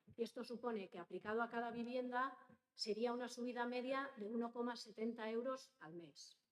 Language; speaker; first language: Spanish; native; Spanish